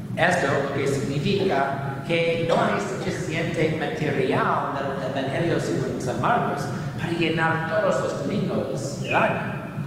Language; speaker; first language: Spanish; non-native, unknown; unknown